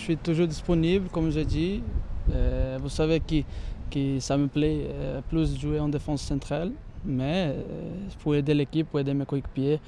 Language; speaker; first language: French; non-native, learner; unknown